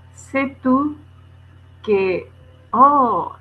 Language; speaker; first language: French; non-native, learner; Spanish